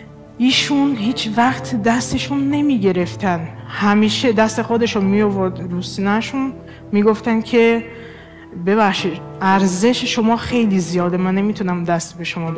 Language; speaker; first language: Persian; non-native, fluent; Portuguese